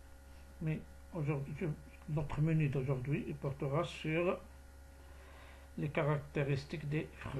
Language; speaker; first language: French; non-native, local second language; Arabic